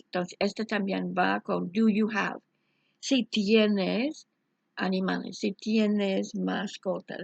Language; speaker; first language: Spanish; non-native, fluent; English